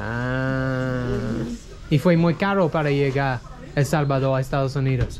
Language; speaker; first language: Spanish; non-native, learner; English